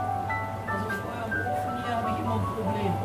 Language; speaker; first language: German; native; German